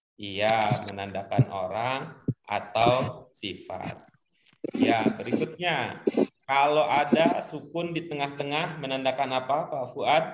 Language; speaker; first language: Indonesian; native; Indonesian